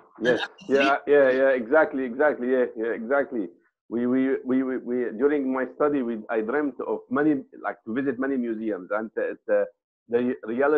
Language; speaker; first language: English; non-native, fluent; Arabic